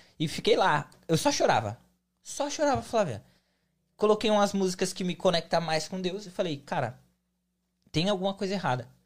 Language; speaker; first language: Portuguese; native; Portuguese